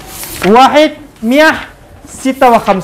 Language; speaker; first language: Arabic; non-native, fluent; Indonesian